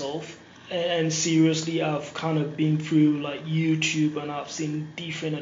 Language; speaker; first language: English; non-native, local second language; Hausa